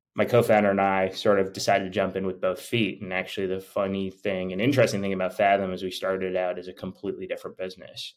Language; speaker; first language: English; native; English